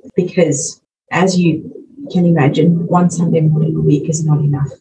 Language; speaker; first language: English; native; English